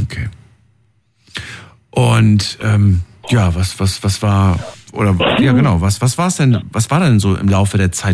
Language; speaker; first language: German; native; German